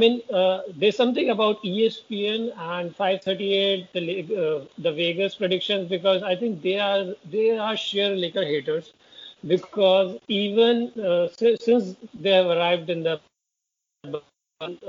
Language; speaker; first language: English; non-native, local second language; Hindi